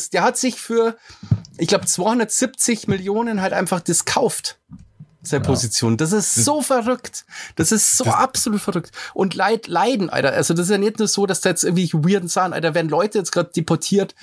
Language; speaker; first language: German; native; German